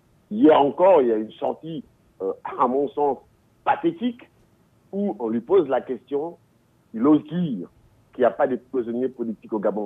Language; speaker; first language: French; non-native, local second language; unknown